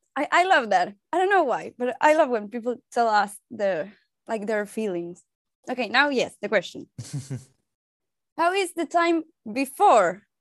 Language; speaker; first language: English; non-native, learner; Spanish